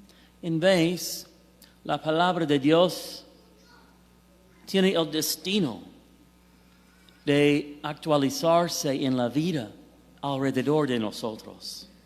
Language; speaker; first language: Spanish; non-native, fluent; English